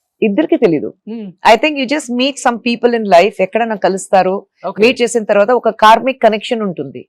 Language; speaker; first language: Telugu; non-native, fluent; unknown